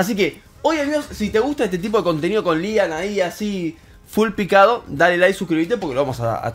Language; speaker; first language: Spanish; native; Spanish